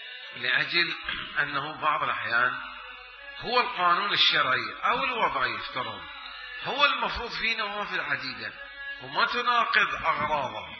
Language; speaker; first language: Arabic; native; Arabic